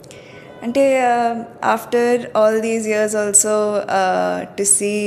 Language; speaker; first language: Telugu; early bilingual, heritage; Telugu